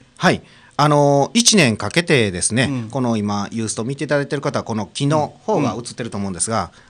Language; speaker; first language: Japanese; native; Japanese